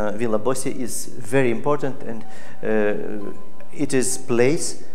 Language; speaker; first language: English; non-native, fluent; Russian